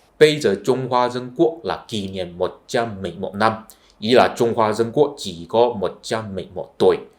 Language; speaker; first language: Vietnamese; non-native, fluent; Chinese